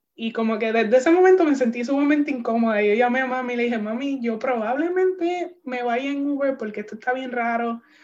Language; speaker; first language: Spanish; native; Spanish